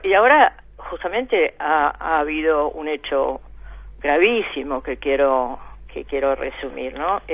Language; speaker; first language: Spanish; native; Spanish